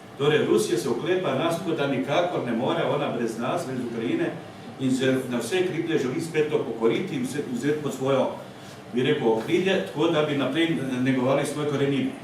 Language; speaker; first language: Slovenian; non-native, fluent; Ukrainian